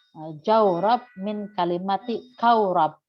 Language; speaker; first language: Arabic; non-native, fluent; Indonesian